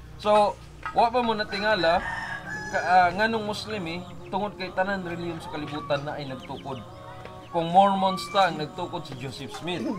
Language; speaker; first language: Cebuano; native; Cebuano